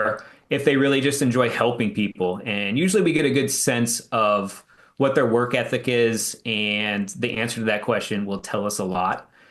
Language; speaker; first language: English; native; English